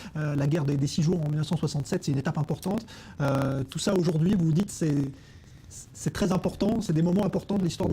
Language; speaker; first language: French; native; French